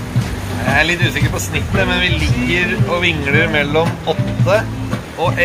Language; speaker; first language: Norwegian; native; Norwegian